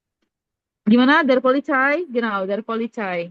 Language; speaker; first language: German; non-native, learner; Indonesian